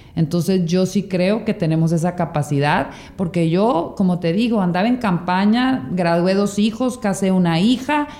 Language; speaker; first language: Spanish; native; Spanish